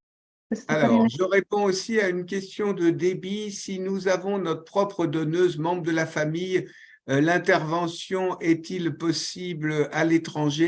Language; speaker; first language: French; native; French